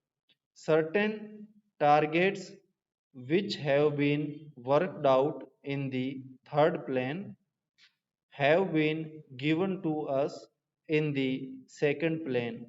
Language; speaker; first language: English; non-native, local second language; Hindi